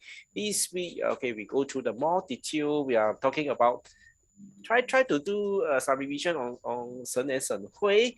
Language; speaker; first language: English; non-native, local second language; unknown